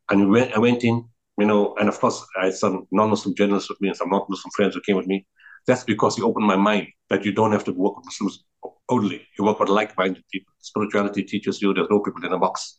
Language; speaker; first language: English; native; English